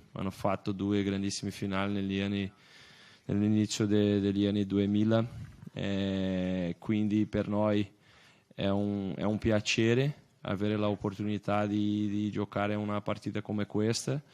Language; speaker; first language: Italian; non-native, fluent; Portuguese